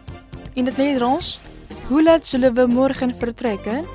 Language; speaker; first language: Dutch; non-native, learner; Indonesian